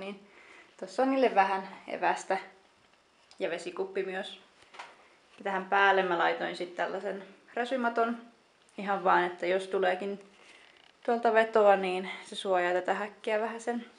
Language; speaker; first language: Finnish; native; Finnish